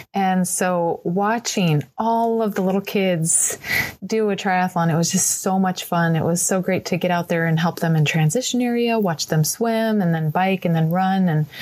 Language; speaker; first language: English; native; English